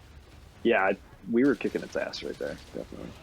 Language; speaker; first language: English; native; English